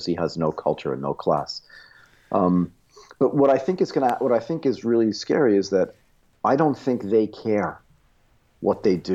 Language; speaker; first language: English; native; English